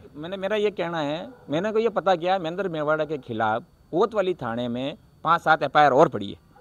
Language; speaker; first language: Hindi; native; Hindi